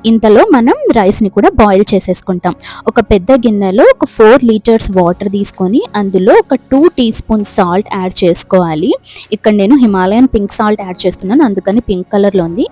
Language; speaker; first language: Telugu; non-native, local second language; Urdu